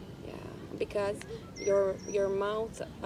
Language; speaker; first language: English; non-native, fluent; Croatian